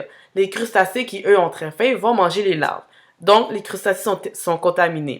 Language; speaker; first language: French; native; French